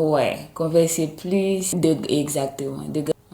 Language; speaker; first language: French; non-native, local second language; Haitian Creole